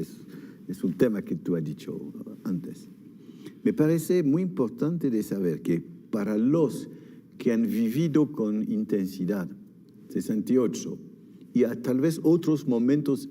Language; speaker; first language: Spanish; non-native, fluent; French